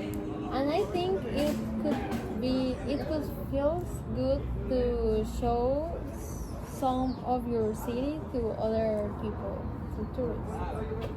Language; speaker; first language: English; non-native, learner; Spanish